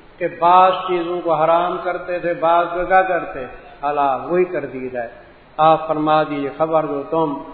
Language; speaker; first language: Urdu; non-native, local second language; Punjabi